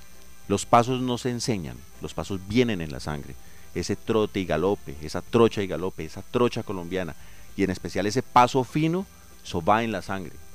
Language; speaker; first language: Spanish; native; Spanish